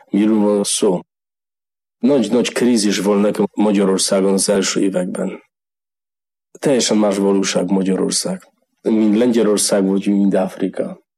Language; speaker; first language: Hungarian; non-native, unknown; Polish